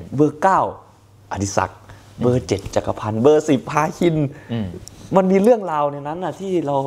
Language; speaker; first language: Thai; native; Thai